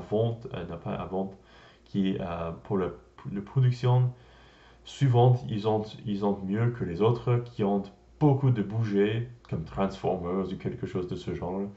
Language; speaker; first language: French; non-native, learner; English